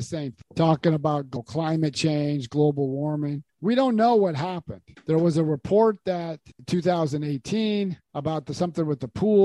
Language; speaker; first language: English; native; English